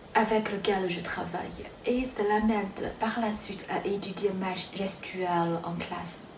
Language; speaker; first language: French; non-native, fluent; Chinese